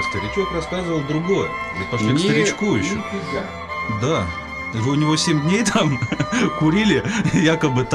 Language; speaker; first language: Russian; native; Russian